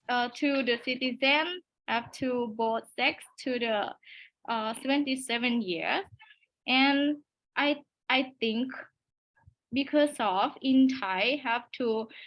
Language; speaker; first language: English; non-native, learner; Thai